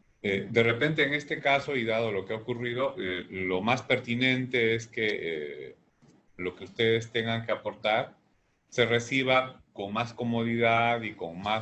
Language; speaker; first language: Spanish; native; Spanish